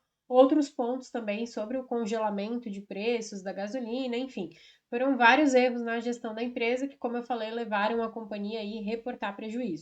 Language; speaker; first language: Portuguese; native; Portuguese